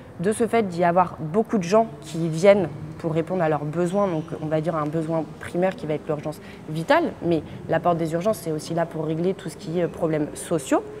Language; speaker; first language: French; native; French